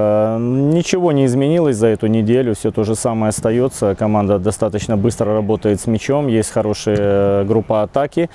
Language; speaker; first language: Russian; native; Russian